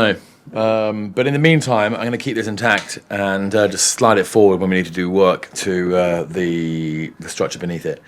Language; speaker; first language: English; native; English